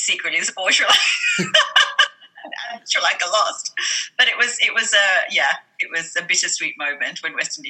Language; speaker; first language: English; native; English